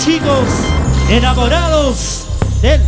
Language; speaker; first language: Spanish; native; Spanish